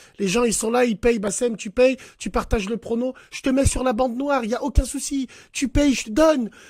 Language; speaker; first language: French; early bilingual, other home language; Arabic